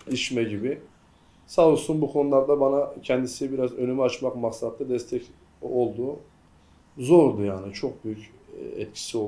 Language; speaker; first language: Turkish; native; Turkish